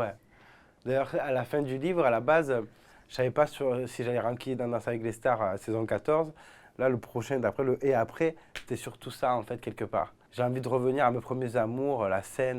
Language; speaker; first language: French; native; French